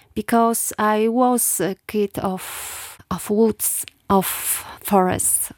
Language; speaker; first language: English; non-native, fluent; Polish